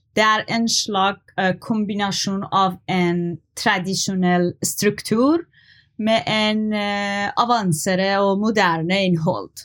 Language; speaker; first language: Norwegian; non-native, learner; Persian